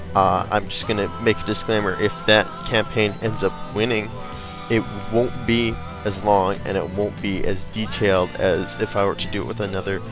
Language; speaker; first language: English; native; English